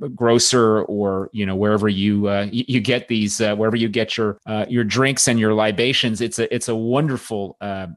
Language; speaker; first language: English; native; English